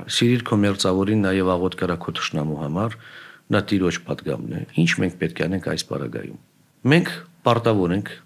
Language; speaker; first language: Armenian; native; Armenian